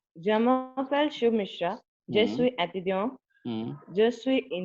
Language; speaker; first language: French; non-native, learner; Hindi